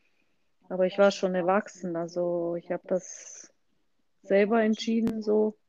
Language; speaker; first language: German; non-native, fluent; Croatian